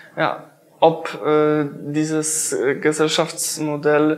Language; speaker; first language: German; non-native, fluent; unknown